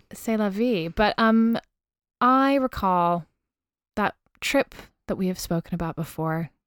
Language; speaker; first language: English; native; English